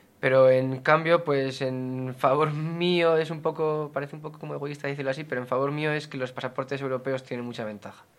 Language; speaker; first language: Spanish; native; Spanish